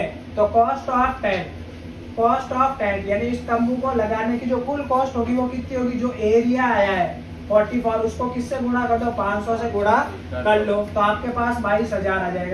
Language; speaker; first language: Hindi; native; Hindi